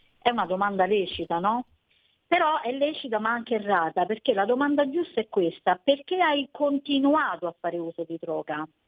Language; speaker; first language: Italian; native; Italian